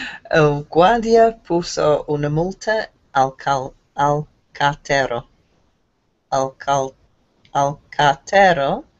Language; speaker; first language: Spanish; non-native, learner; English